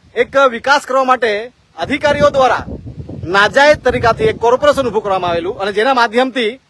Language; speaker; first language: Gujarati; non-native, local second language; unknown